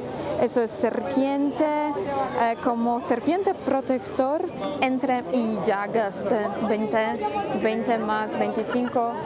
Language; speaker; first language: Spanish; non-native, fluent; Polish